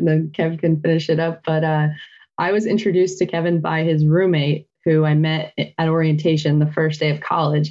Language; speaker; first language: English; native; English